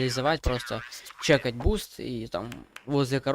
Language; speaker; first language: Russian; native; Russian